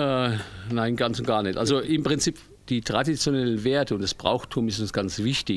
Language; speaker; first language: German; native; German